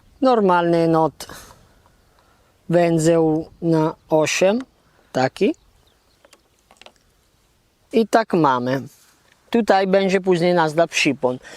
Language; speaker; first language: Polish; non-native, learner; Italian